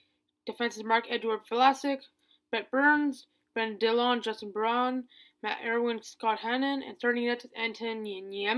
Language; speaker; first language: English; native; English